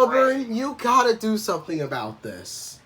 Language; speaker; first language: English; native; English